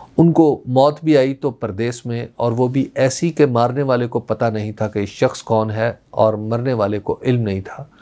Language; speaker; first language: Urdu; non-native, local second language; Punjabi